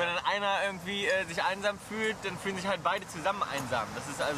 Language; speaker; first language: German; native; German